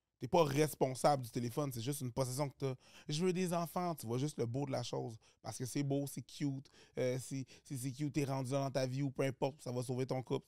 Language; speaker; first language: French; early bilingual, other home language; Haitian Creole